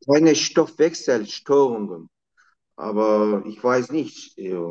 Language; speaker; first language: German; non-native, learner; Turkish